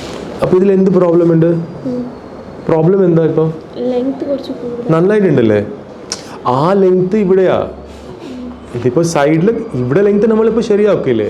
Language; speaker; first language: Malayalam; non-native, local second language; Tamil